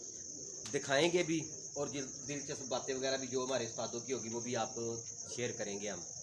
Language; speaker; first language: Hindi; non-native, local second language; Punjabi